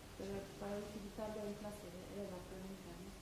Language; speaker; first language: Spanish; non-native, fluent; English